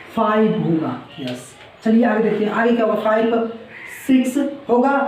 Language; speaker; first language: Hindi; native; Hindi